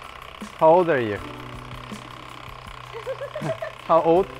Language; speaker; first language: English; non-native, learner; Korean